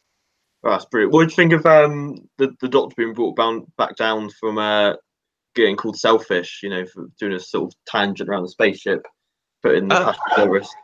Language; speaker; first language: English; native; English